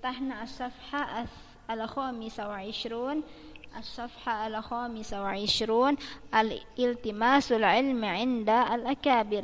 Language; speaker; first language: Arabic; non-native, fluent; Malay